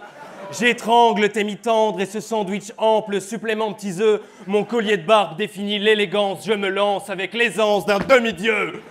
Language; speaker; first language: French; native; French